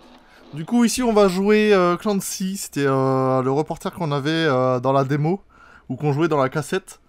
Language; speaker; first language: French; native; French